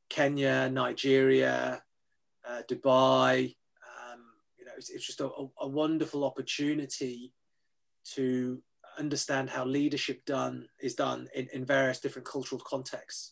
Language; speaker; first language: English; native; English